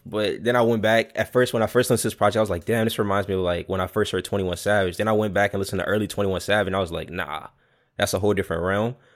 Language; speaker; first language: English; native; English